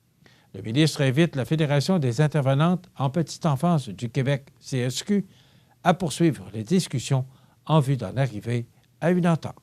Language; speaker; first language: French; native; French